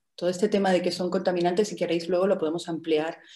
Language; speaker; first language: Spanish; native; Spanish